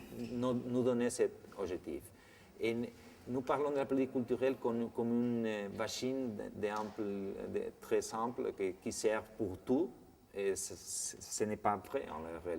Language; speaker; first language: French; non-native, fluent; Spanish